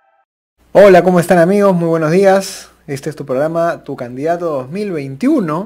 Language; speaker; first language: Spanish; native; Spanish